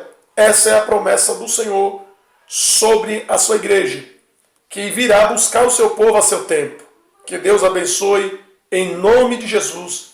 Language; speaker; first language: Portuguese; native; Portuguese